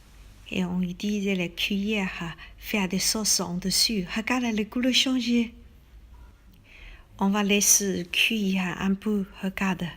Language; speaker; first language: French; non-native, learner; Chinese